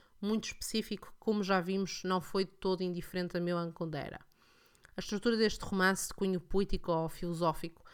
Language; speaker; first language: Portuguese; native; Portuguese